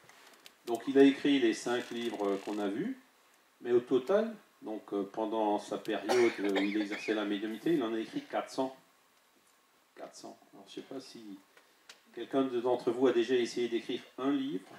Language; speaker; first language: French; native; French